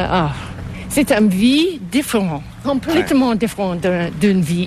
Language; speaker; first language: French; non-native, fluent; English